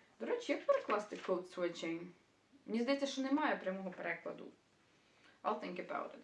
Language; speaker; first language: Ukrainian; native; Ukrainian